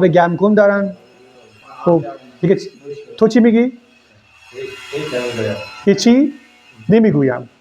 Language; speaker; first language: Persian; non-native, fluent; Urdu